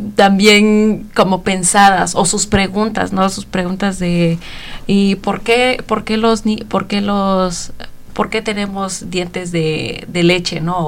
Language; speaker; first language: Spanish; native; Spanish